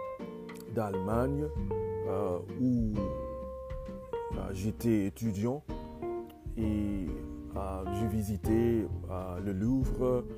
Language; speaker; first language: French; non-native, learner; English